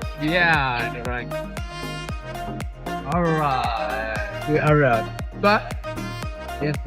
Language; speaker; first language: English; non-native, learner; Indonesian